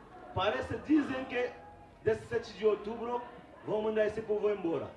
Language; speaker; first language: Portuguese; non-native, fluent; Haitian Creole